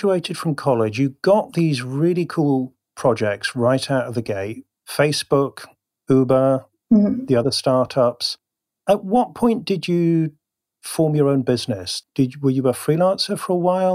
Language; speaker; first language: English; native; English